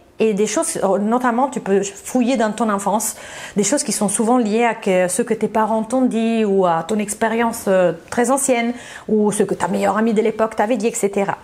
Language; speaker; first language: French; non-native, fluent; Italian